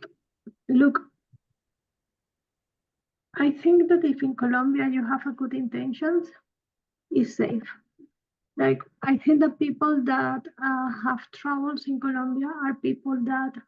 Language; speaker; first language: English; non-native, fluent; Spanish